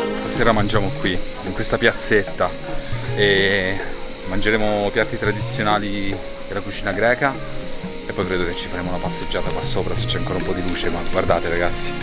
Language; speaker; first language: Italian; native; Italian